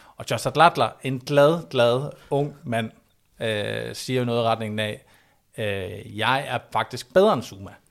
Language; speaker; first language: Danish; native; Danish